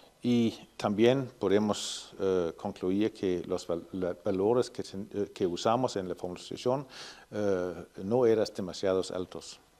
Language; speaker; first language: Spanish; non-native, fluent; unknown